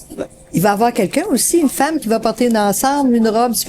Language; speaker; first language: French; native; French